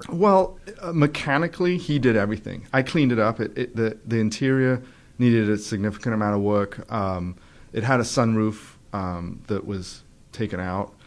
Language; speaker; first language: English; native; English